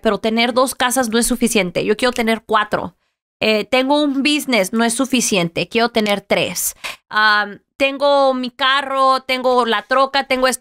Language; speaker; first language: Spanish; early bilingual, heritage; Spanish